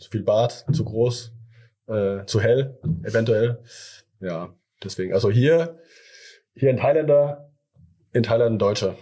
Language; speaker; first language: German; early bilingual, other home language; Thai